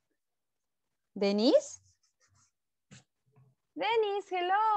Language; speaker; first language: English; non-native, fluent; Spanish